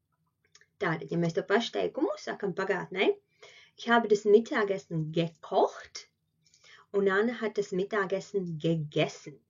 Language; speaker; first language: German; non-native, fluent; Latvian